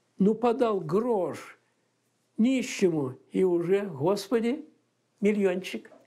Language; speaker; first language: Russian; native; Russian